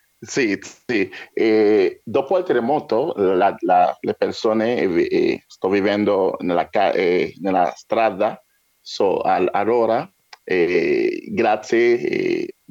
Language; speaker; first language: Italian; non-native, learner; French